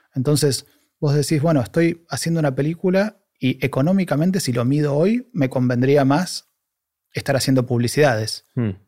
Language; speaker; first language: Spanish; native; Spanish